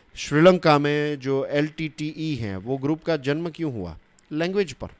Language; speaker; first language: Hindi; non-native, local second language; Gujarati